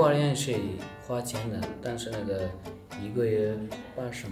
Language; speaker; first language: Chinese; non-native, learner; Turkmen